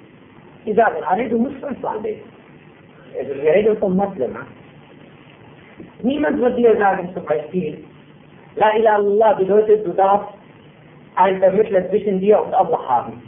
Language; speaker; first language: German; non-native, fluent; Turkish